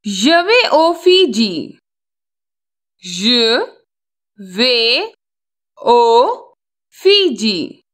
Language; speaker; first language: French; non-native, fluent; Hindi